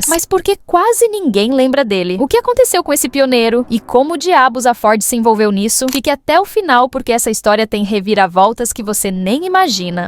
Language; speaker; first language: Portuguese; native; Portuguese